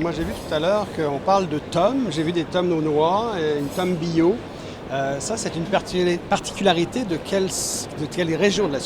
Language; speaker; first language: French; native; French